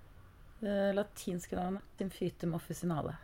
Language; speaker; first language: Norwegian; native; Norwegian